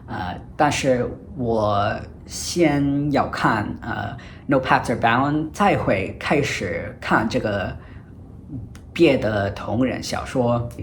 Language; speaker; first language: Chinese; non-native, fluent; English